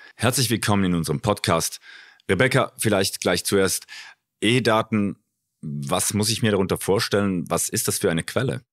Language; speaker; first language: German; native; German